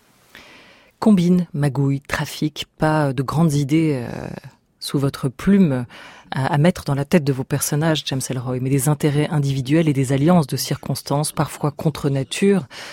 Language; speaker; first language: French; native; French